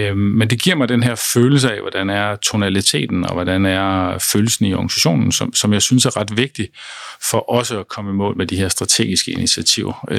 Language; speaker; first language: Danish; native; Danish